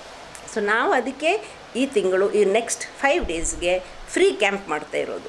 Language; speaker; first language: Kannada; non-native, local second language; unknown